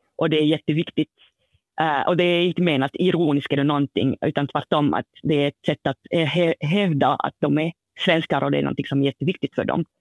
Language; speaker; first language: Swedish; non-native, fluent; French